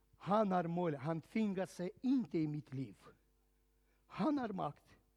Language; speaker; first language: Swedish; non-native, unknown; Serbian